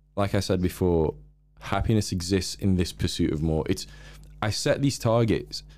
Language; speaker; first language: English; native; English